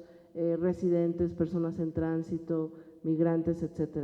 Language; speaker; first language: Spanish; native; Spanish